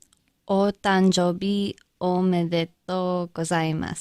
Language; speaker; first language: Japanese; non-native, learner; English